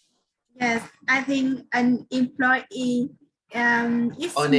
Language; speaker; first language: English; non-native, learner; Vietnamese